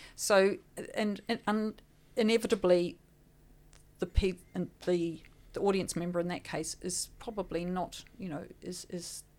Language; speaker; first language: English; native; English